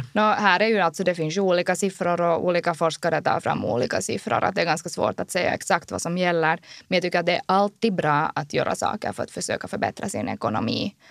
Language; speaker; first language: Swedish; native; Swedish